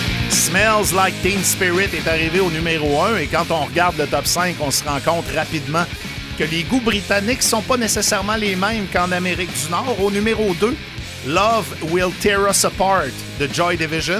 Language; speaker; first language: French; native; French